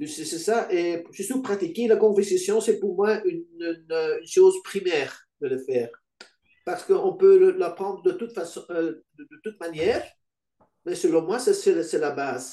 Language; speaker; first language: French; non-native, local second language; Dutch